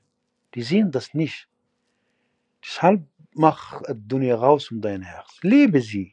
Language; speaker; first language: German; non-native, fluent; Arabic